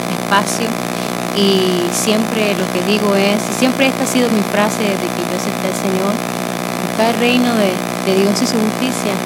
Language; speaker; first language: Spanish; native; Spanish